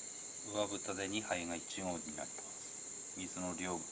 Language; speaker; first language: Japanese; native; Japanese